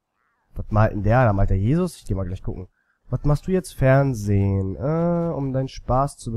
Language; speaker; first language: German; native; German